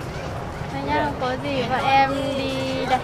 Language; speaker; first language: Vietnamese; non-native, local second language; Hmong